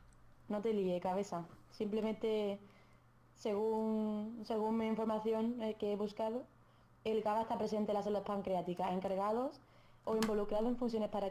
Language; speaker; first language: Spanish; native; Spanish